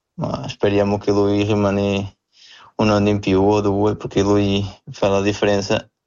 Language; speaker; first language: Italian; non-native, learner; Portuguese